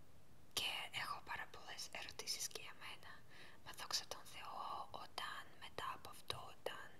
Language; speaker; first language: Greek; non-native, learner; Ukrainian